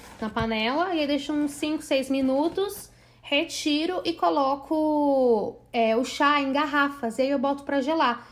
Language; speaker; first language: Portuguese; native; Portuguese